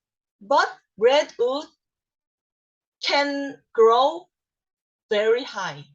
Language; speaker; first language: English; non-native, learner; Korean